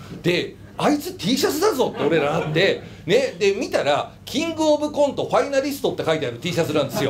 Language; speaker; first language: Japanese; native; Japanese